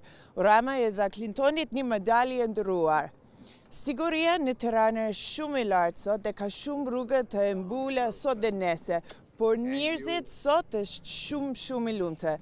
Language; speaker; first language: Albanian; non-native, learner; English